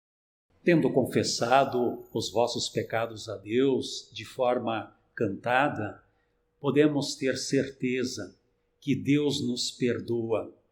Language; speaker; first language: Portuguese; native; Portuguese